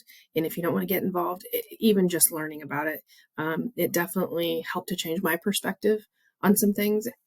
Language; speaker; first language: English; native; English